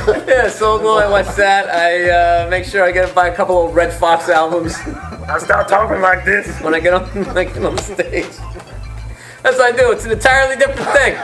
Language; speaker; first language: English; native; English